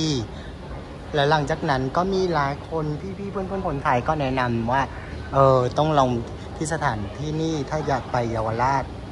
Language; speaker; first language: Thai; non-native, fluent; Vietnamese